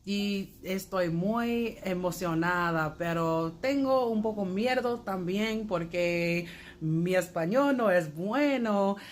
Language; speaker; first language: Spanish; non-native, learner; English